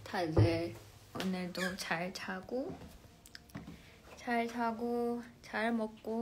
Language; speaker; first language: Korean; non-native, fluent; Chinese